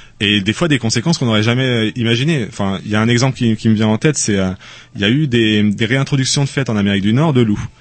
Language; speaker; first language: French; native; French